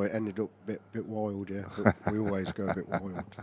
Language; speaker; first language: English; native; English